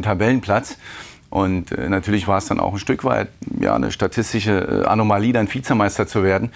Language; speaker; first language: German; native; German